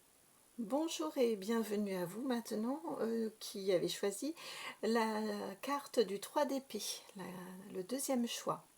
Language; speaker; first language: French; native; French